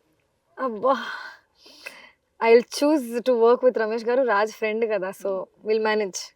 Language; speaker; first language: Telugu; non-native, fluent; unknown